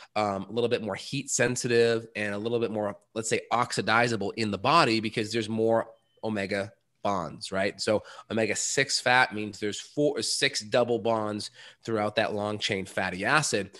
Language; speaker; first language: English; native; English